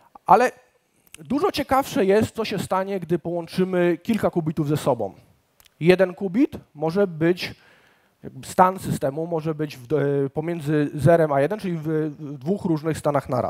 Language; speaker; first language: Polish; native; Polish